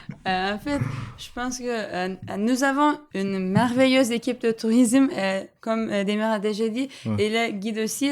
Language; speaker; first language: French; non-native, fluent; Turkish